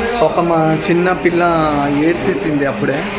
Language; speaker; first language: Telugu; non-native, local second language; Kannada